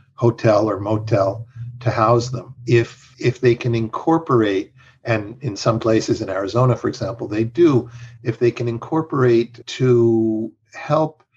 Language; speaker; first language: English; early bilingual, other home language; Spanish